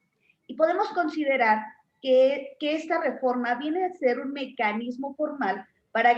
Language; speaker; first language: Spanish; native; Spanish